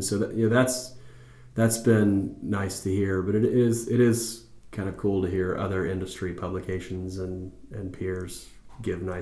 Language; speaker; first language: English; native; English